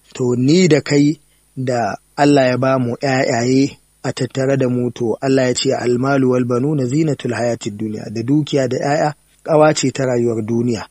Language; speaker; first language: Hausa; native; Hausa